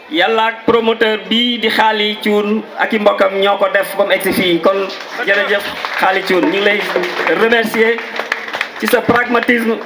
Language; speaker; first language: Wolof; native; Wolof